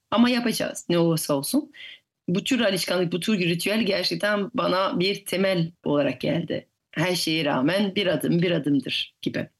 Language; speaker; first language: Turkish; non-native, fluent; French